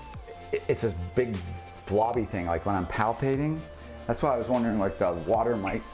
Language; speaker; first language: English; native; English